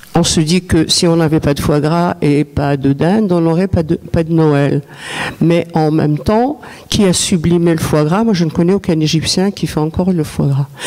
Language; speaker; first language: French; non-native, local second language; Arabic